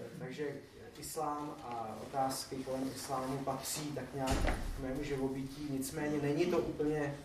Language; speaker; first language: Czech; native; Czech